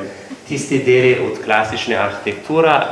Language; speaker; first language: Slovenian; non-native, learner; English